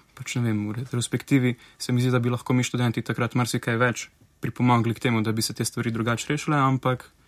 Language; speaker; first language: Slovenian; native; Slovenian